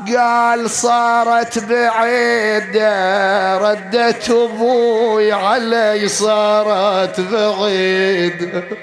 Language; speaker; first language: Arabic; native; Arabic